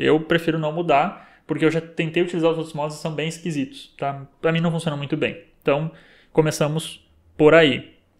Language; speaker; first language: Portuguese; native; Portuguese